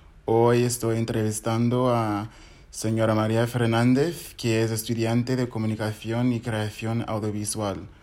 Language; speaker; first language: Spanish; non-native, fluent; English